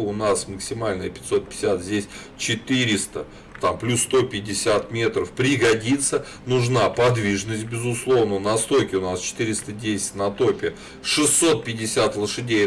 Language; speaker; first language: Russian; native; Russian